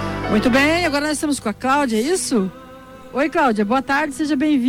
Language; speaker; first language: Portuguese; native; Portuguese